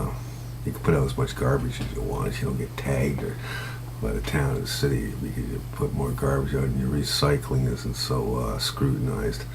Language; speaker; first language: English; native; English